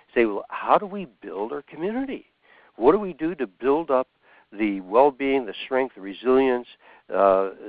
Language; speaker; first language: English; native; English